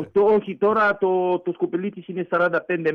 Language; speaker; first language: Greek; early bilingual, heritage; French